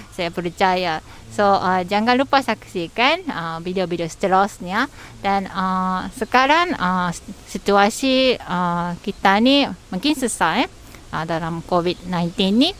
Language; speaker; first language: Malay; non-native, fluent; Japanese